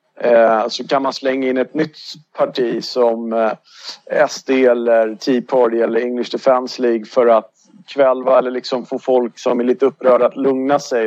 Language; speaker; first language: Swedish; native; Swedish